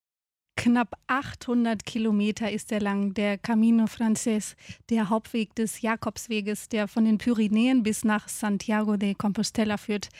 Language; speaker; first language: German; native; German